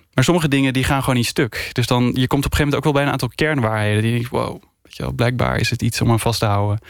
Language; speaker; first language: Dutch; native; Dutch